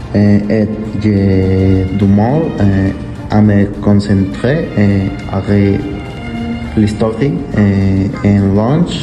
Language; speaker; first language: French; non-native, learner; Spanish